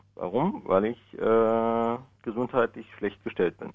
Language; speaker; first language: German; native; German